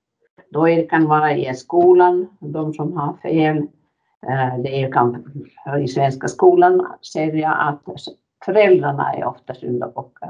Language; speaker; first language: Swedish; non-native, fluent; Finnish